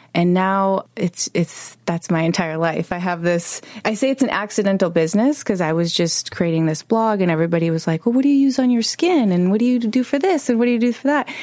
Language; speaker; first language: English; native; English